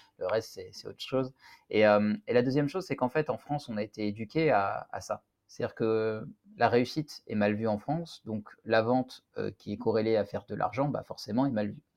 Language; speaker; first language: French; native; French